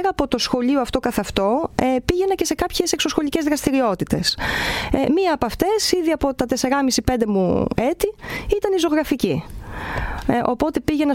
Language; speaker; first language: Greek; native; Greek